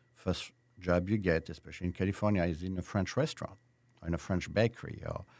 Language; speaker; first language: English; non-native, fluent; French